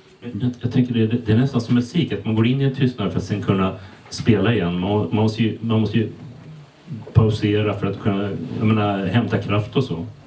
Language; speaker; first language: Swedish; native; Swedish